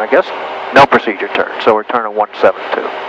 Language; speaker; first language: English; native; English